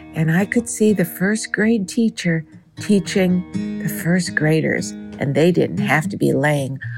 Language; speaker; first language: English; native; English